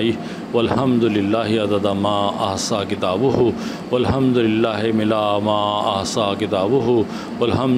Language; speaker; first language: Urdu; native; Urdu